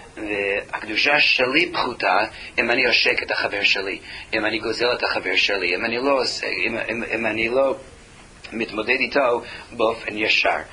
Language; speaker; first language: Hebrew; non-native, fluent; English